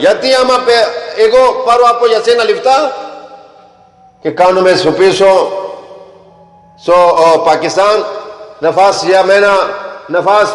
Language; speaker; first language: Greek; non-native, learner; Punjabi